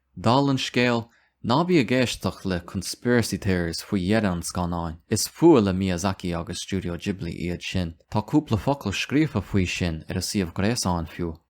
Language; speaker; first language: Irish; non-native, local second language; English